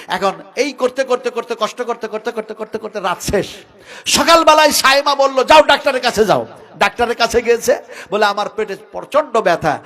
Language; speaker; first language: Bangla; non-native, local second language; Hindi